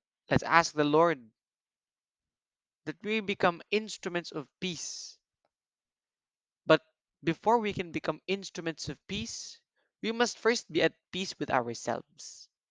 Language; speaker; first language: English; non-native, local second language; Filipino